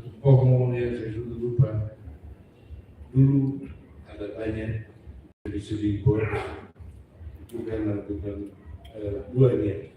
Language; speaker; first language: Indonesian; non-native, fluent; German